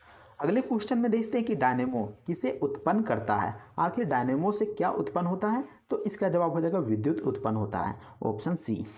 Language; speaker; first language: Hindi; native; Hindi